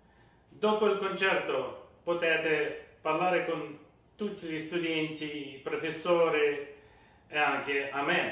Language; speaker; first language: Italian; non-native, fluent; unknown